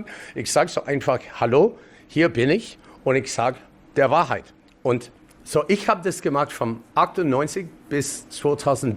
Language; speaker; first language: German; non-native, learner; English